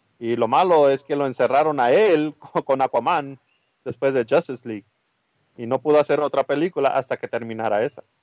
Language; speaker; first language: Spanish; early bilingual, heritage; Spanish